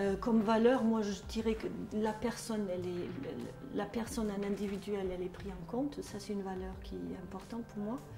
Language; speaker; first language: French; non-native, fluent; German